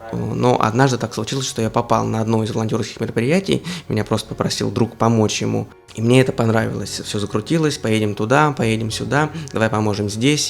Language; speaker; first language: Russian; native; Russian